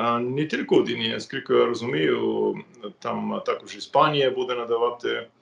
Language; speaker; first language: Ukrainian; non-native, fluent; English